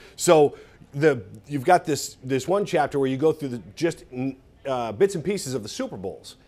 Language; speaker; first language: English; native; English